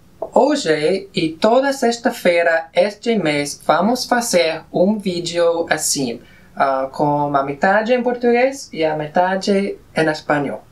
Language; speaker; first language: Portuguese; non-native, fluent; Spanish